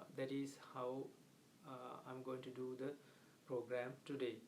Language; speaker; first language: English; non-native, local second language; Sinhala